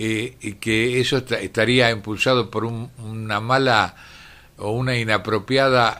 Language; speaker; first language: Spanish; native; Spanish